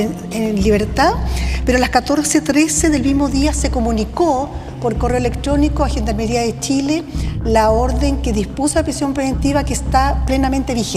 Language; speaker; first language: Spanish; native; Spanish